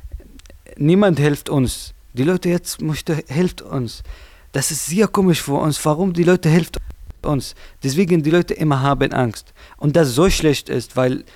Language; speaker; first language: German; non-native, learner; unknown